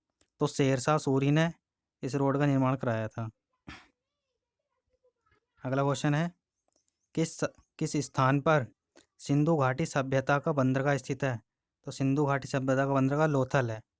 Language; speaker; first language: Hindi; native; Hindi